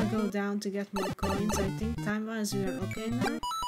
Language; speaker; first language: English; non-native, fluent; Hungarian